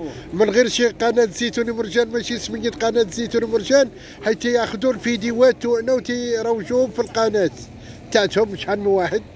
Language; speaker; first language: Arabic; native; Arabic